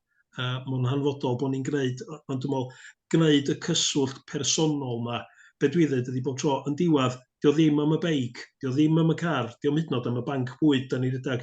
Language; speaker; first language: Welsh; native; Welsh